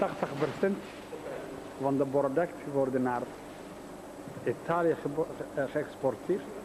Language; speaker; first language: Dutch; non-native, learner; Somali